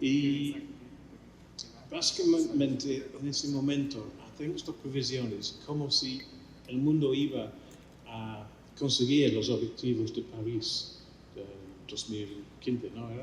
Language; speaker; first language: Spanish; non-native, fluent; English